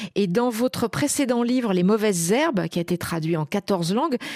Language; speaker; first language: French; native; French